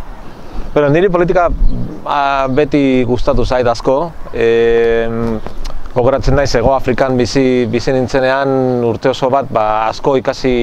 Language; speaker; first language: Basque; non-native, local second language; Spanish